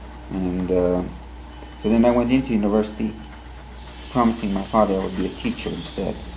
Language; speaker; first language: English; early bilingual, other home language; Ukrainian